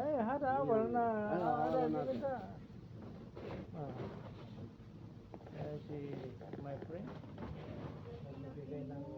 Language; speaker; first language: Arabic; non-native, learner; Filipino